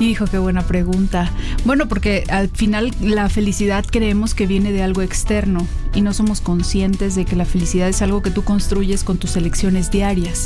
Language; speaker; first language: Spanish; native; Spanish